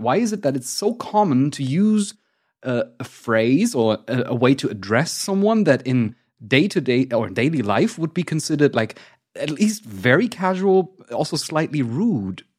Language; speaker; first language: English; non-native, fluent; German